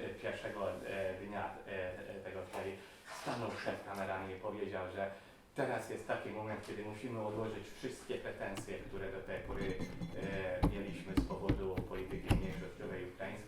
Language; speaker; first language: Polish; non-native, fluent; Hungarian